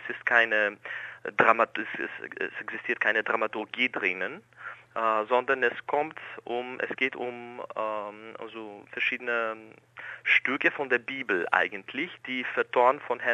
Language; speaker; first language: German; non-native, fluent; Greek